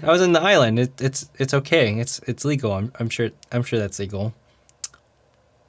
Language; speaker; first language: English; native; English